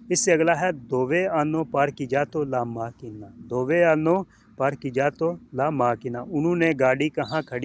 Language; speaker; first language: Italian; non-native, fluent; Punjabi